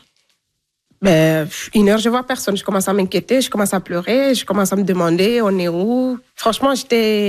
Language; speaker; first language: French; non-native, local second language; Fula